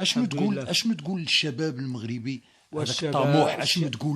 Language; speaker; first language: Arabic; native; Arabic